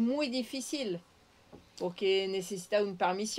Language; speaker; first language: Spanish; non-native, learner; French